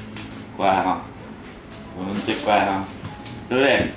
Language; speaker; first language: Chinese; non-native, local second language; Min Nan Chinese